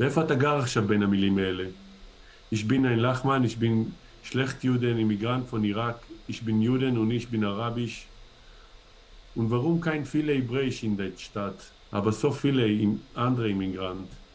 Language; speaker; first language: German; non-native, learner; Hebrew